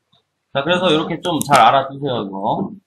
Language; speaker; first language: Korean; native; Korean